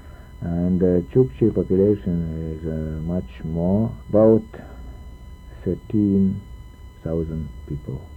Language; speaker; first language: English; non-native, learner; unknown